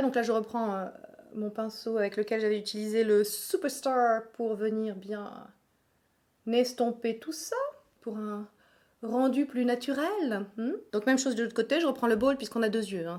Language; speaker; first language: French; native; French